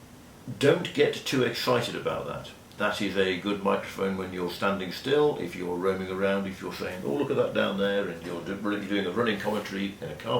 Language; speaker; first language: English; native; English